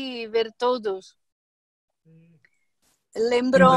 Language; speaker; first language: Portuguese; non-native, learner; Spanish